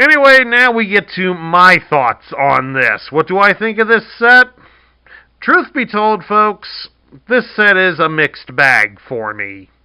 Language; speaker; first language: English; native; English